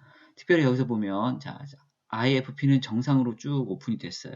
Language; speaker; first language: Korean; native; Korean